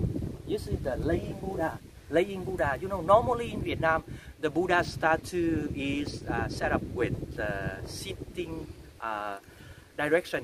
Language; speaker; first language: English; non-native, local second language; Vietnamese